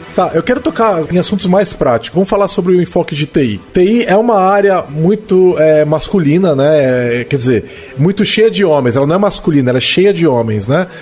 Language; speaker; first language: Portuguese; native; Portuguese